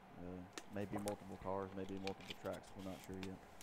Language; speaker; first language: English; native; English